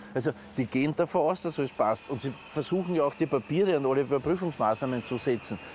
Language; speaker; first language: German; native; German